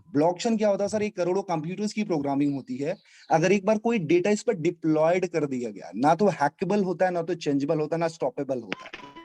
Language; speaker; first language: Hindi; native; Hindi